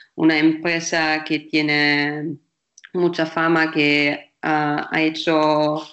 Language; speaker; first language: Spanish; non-native, fluent; German